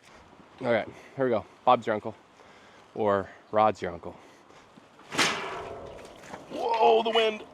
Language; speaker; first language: English; native; English